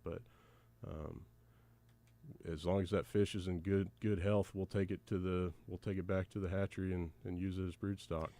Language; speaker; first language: English; native; English